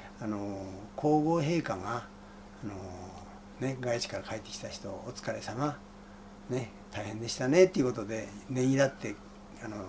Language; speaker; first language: Japanese; native; Japanese